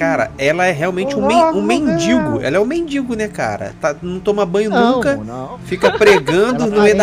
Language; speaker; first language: Portuguese; native; Portuguese